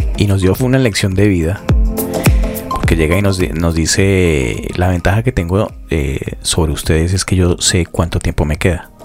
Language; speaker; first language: Spanish; native; Spanish